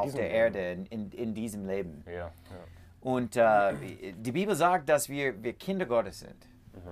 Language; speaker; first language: German; non-native, learner; English